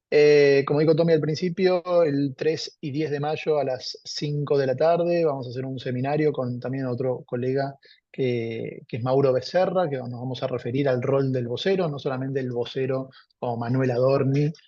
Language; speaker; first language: Spanish; native; Spanish